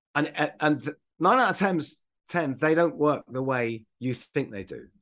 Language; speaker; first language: English; native; English